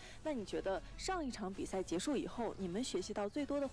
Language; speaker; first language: Chinese; native; Chinese